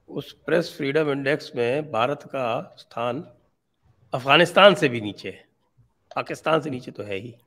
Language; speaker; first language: Hindi; native; Hindi